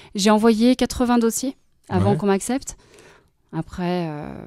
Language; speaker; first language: French; native; French